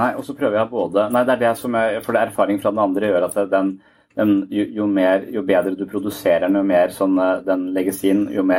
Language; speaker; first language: Norwegian; native; Norwegian